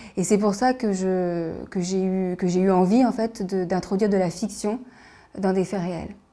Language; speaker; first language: French; native; French